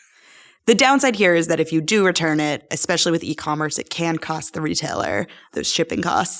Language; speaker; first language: English; native; English